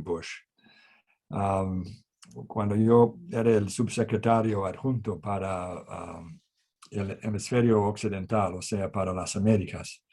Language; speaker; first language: Spanish; non-native, fluent; English